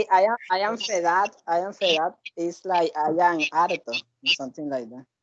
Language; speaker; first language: English; non-native, learner; Spanish